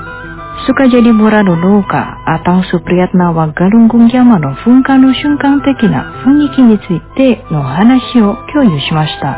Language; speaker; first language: Japanese; non-native, fluent; Indonesian